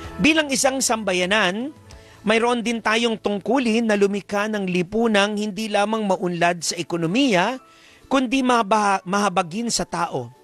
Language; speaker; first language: Filipino; native; Filipino